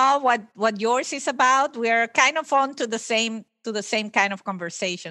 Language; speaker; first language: English; non-native, fluent; Italian